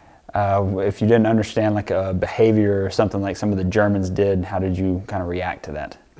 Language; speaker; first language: English; native; English